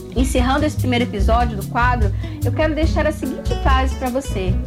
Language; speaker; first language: Portuguese; native; Portuguese